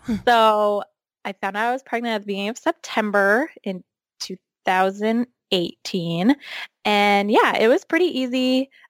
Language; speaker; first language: English; native; English